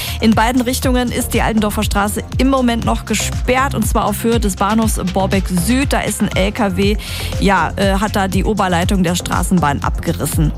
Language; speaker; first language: German; native; German